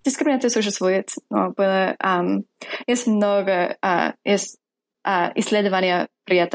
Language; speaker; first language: Russian; non-native, fluent; English